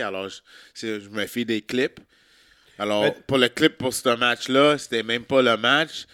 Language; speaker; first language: French; native; French